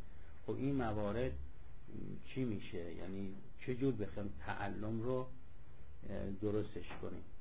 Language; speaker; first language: Persian; native; Persian